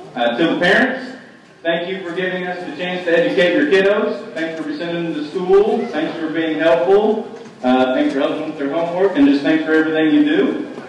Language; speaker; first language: English; native; English